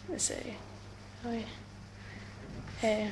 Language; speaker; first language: French; non-native, learner; Swedish